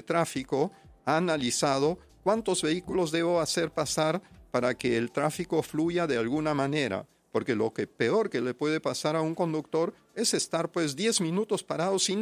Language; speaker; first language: Spanish; non-native, fluent; German